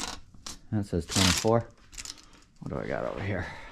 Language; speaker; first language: English; native; English